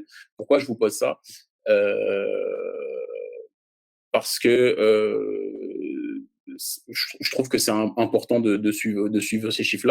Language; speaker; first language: French; native; French